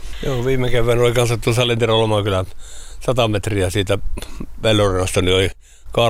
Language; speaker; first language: Finnish; native; Finnish